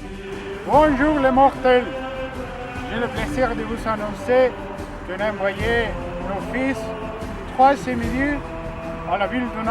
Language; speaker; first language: French; non-native, learner; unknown